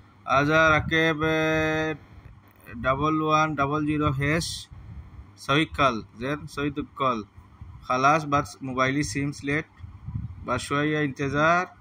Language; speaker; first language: Arabic; non-native, local second language; Bangla